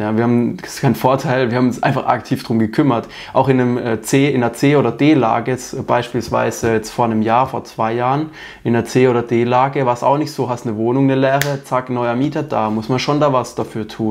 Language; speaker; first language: German; native; German